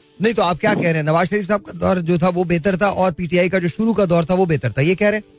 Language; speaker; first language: Urdu; native; Urdu